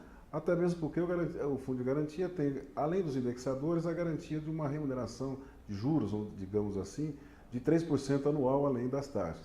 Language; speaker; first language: Portuguese; native; Portuguese